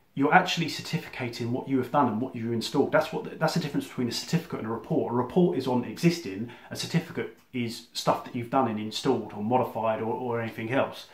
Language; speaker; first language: English; native; English